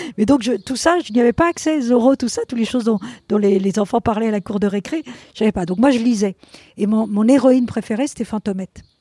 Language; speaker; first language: French; non-native, fluent; Spanish